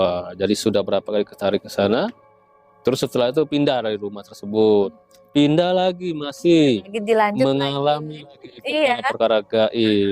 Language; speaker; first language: Indonesian; native; Indonesian